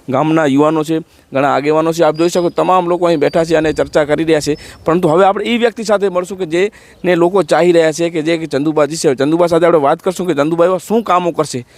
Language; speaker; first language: Gujarati; native; Gujarati